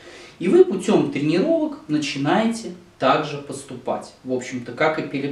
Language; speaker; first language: Russian; native; Russian